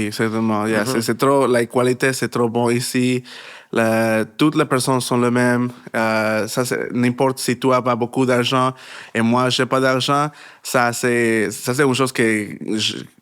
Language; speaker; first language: French; non-native, learner; Spanish